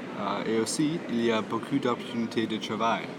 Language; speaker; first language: French; non-native, local second language; English